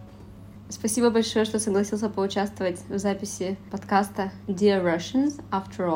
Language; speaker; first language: Russian; native; Russian